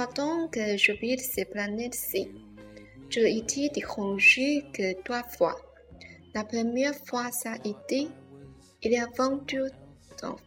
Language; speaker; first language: French; non-native, learner; Chinese